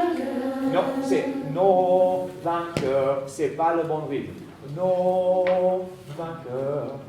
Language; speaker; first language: French; non-native, learner; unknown